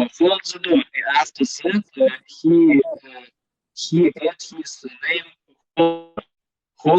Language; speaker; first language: English; non-native, learner; Belarusian